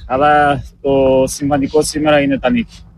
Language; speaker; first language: Greek; non-native, learner; Portuguese